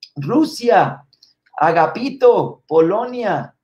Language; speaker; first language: Spanish; native; Spanish